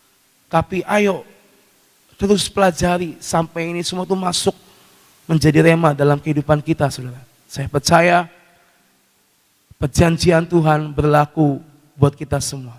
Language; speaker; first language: Indonesian; native; Indonesian